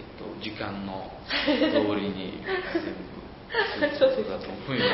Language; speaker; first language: Japanese; non-native, fluent; Uzbek